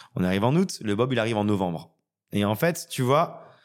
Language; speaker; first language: French; native; French